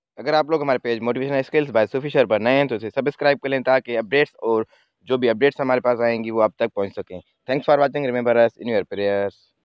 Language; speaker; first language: Urdu; non-native, local second language; Sindhi